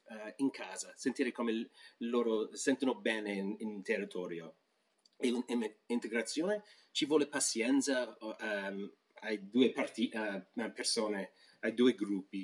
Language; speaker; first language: Italian; non-native, fluent; English